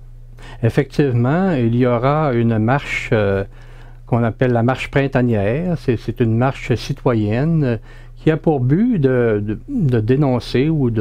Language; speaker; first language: French; native; French